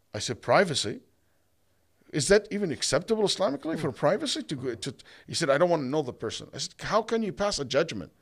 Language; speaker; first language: English; non-native, fluent; Arabic